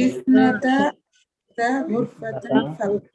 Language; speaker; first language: Arabic; non-native, learner; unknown